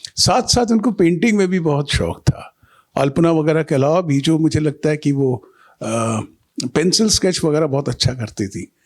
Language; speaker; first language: Hindi; non-native, local second language; Bangla